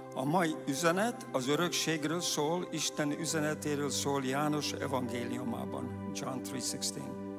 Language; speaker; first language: Hungarian; early bilingual, heritage; Hungarian